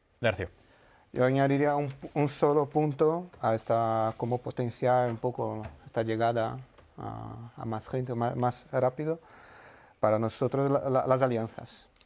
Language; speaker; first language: Spanish; non-native, fluent; Portuguese